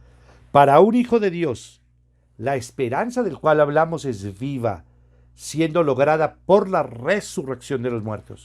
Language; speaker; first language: Spanish; native; Spanish